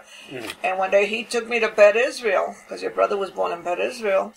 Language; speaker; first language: English; native; English